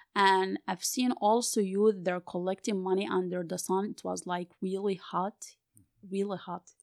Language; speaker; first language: English; non-native, fluent; Arabic